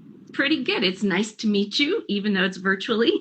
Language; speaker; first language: English; native; English